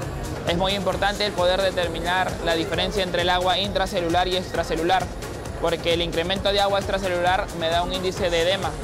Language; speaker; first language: Spanish; native; Spanish